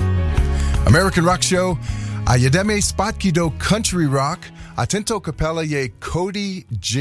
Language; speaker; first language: Czech; non-native, learner; English